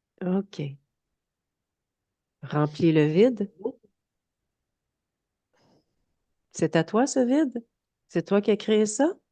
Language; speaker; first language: French; native; French